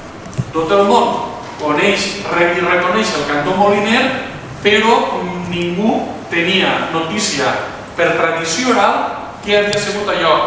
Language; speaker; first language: Catalan; native; Catalan